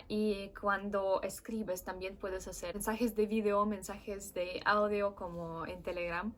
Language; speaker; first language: Spanish; non-native, fluent; Russian